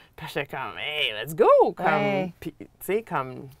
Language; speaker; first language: French; native; French